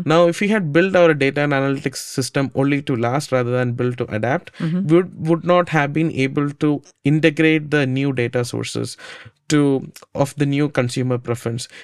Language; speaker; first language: English; non-native, local second language; Malayalam